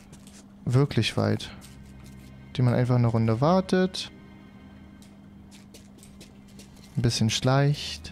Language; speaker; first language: German; native; German